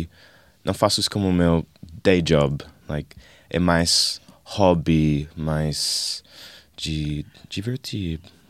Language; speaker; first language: Portuguese; non-native, learner; English